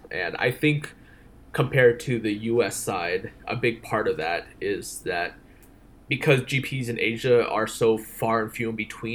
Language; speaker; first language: English; native; English